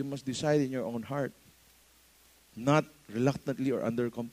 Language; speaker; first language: English; non-native, local second language; Filipino